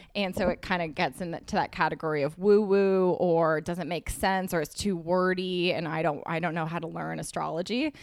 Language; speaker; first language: English; native; English